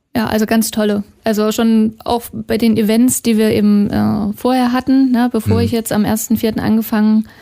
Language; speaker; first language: German; native; German